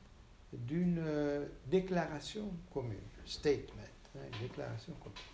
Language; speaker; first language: French; non-native, fluent; Portuguese